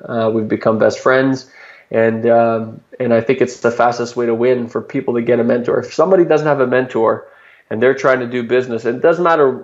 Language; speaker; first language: English; native; English